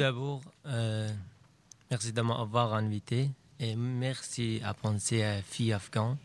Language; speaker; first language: French; non-native, learner; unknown